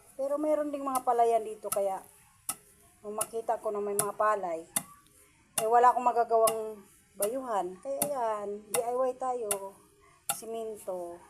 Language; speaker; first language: Filipino; non-native, local second language; Cebuano